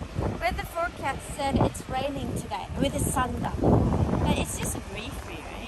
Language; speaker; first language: English; non-native, fluent; Japanese